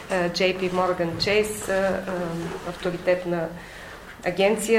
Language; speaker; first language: Bulgarian; native; Bulgarian